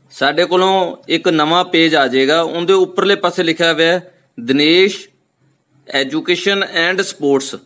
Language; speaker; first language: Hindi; non-native, local second language; Punjabi